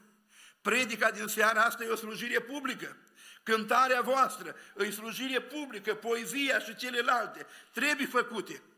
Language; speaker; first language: Romanian; native; Romanian